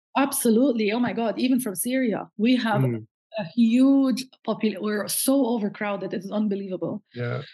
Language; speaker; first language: English; non-native, fluent; Arabic